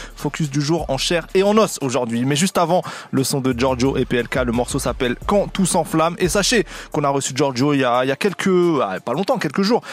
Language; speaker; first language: French; native; French